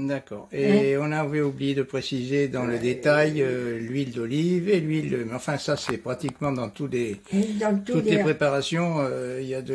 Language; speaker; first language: French; native; French